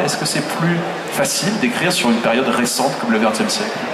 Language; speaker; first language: French; native; French